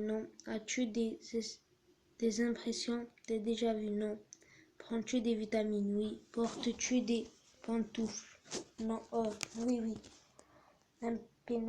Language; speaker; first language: French; native; French